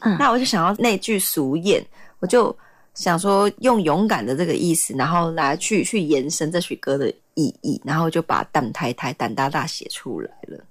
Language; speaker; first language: Chinese; native; Chinese